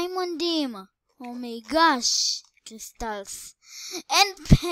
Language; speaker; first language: Hebrew; native; Hebrew